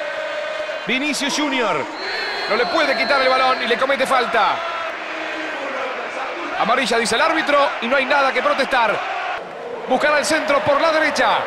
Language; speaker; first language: Spanish; native; Spanish